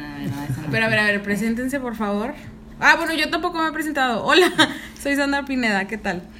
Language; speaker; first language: Spanish; native; Spanish